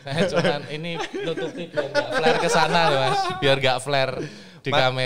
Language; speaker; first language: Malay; non-native, local second language; Javanese